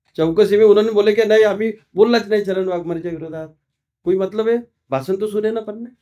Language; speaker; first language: Hindi; non-native, local second language; Marathi